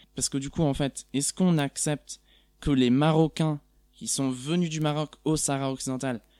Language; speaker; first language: French; non-native, fluent; German